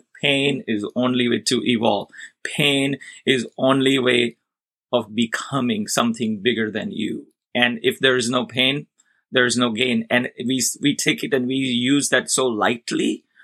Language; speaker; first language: English; non-native, local second language; Gujarati